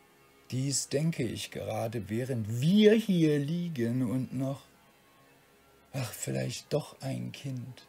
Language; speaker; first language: German; native; German